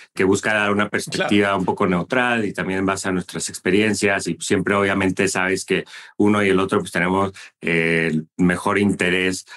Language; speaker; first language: Spanish; native; Spanish